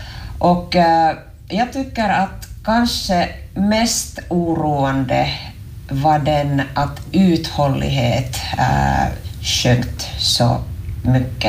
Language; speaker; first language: Swedish; non-native, local second language; Finnish